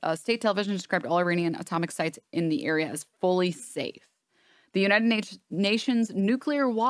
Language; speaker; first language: English; native; English